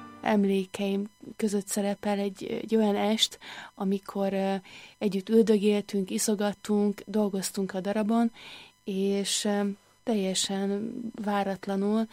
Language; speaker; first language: Hungarian; native; Hungarian